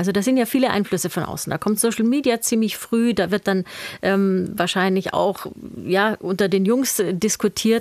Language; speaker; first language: German; native; German